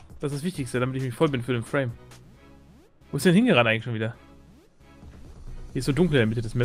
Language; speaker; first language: German; native; German